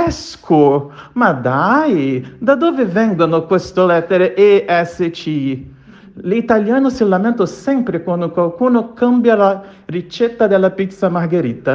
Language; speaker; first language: Italian; non-native, learner; Portuguese